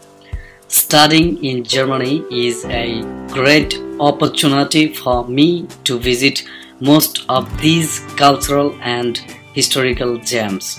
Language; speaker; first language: English; non-native, fluent; Bangla